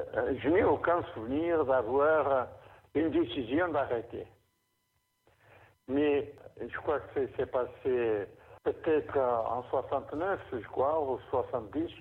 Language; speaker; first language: French; non-native, fluent; Portuguese